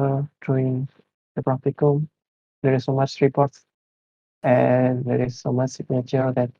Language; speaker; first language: English; non-native, learner; Indonesian